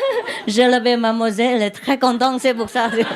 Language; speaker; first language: French; non-native, learner; Vietnamese